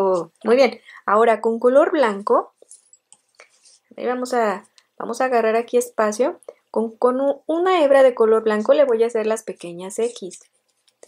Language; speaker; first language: Spanish; native; Spanish